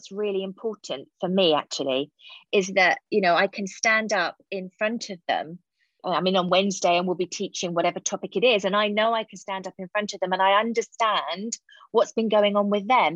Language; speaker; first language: English; native; English